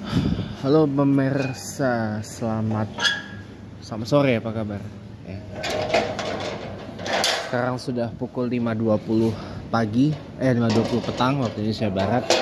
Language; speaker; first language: Indonesian; native; Indonesian